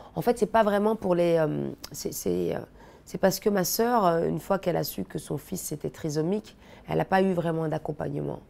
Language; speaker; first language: French; native; French